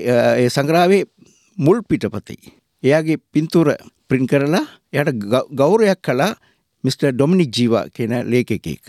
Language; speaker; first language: Sinhala; non-native, local second language; Tamil